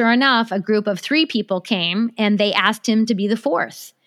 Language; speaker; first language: English; native; English